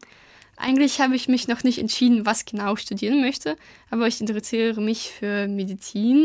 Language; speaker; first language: German; non-native, fluent; Russian